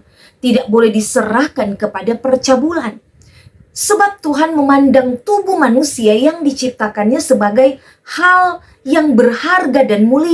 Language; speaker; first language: Indonesian; native; Indonesian